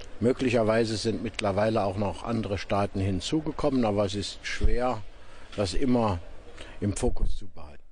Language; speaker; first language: German; native; German